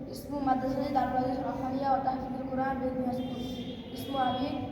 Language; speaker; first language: Arabic; non-native, learner; Bangla